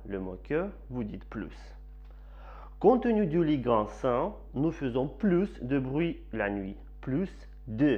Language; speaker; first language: French; non-native, fluent; Russian